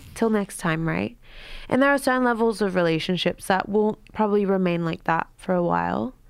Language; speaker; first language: English; native; English